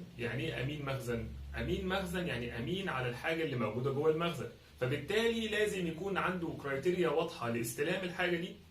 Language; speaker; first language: Arabic; native; Arabic